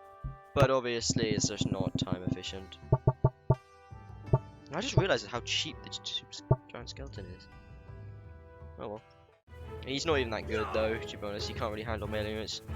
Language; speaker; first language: English; native; English